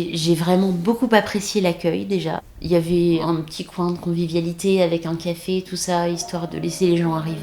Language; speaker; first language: French; native; French